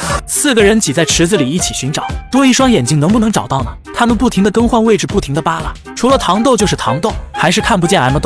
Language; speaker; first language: Chinese; native; Chinese